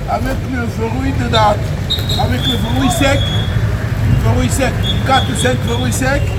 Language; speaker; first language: French; non-native, learner; Arabic